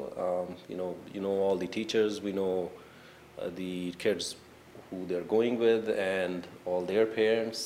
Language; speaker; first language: English; non-native, local second language; Punjabi